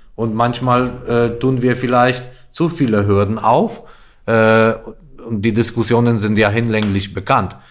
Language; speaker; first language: German; non-native, fluent; Polish